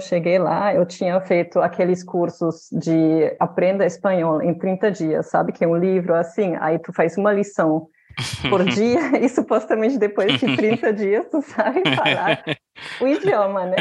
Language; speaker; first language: Portuguese; non-native, fluent; German